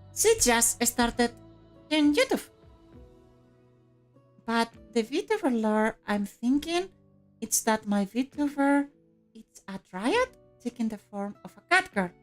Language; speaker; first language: English; non-native, fluent; Spanish